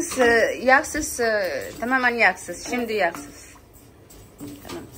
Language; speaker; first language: Turkish; non-native, learner; Arabic